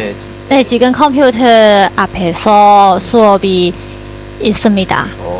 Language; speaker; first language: Korean; non-native, learner; Chinese